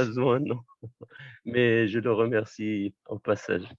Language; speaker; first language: French; non-native, local second language; Arabic